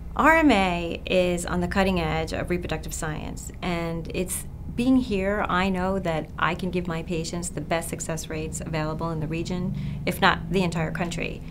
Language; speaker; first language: English; native; English